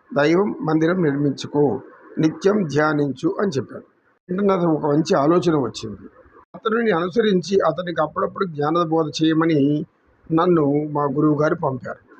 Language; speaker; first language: Telugu; native; Telugu